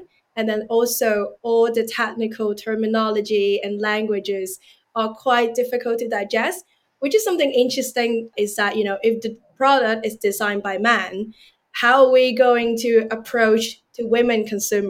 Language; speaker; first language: English; non-native, local second language; Cantonese